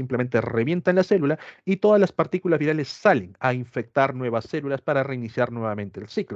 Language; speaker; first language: Spanish; native; Spanish